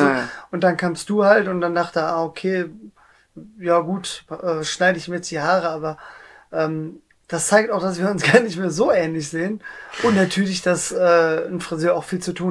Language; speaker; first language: German; native; German